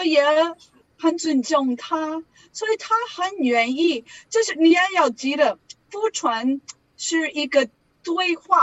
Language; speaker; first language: Chinese; non-native, learner; English